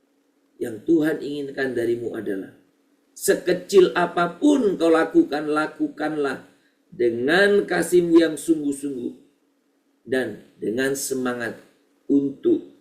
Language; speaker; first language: Indonesian; native; Indonesian